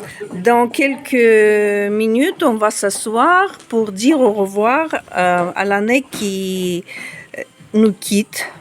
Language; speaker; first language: French; non-native, fluent; Russian